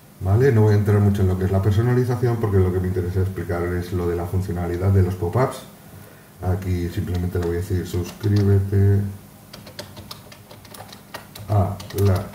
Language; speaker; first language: Spanish; native; Spanish